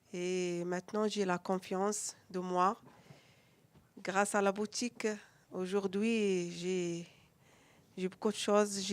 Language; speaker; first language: French; non-native, learner; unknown